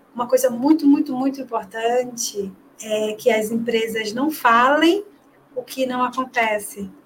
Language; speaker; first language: Portuguese; native; Portuguese